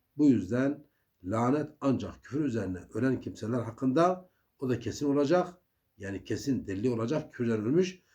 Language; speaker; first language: Turkish; native; Turkish